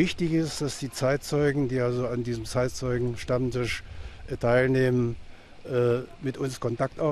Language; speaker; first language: German; native; German